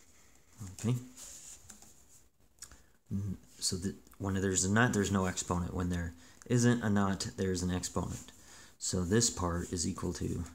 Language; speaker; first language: English; native; English